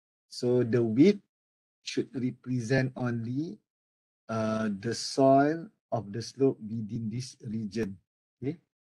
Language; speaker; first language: English; non-native, local second language; Malay